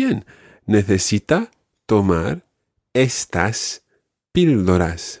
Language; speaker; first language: Spanish; non-native, fluent; English